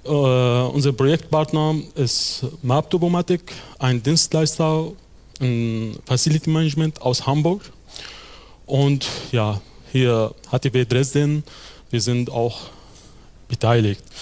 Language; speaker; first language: German; non-native, fluent; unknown